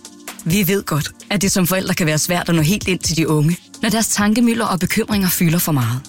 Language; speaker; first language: Danish; native; Danish